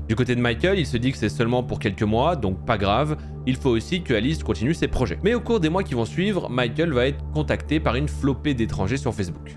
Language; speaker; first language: French; native; French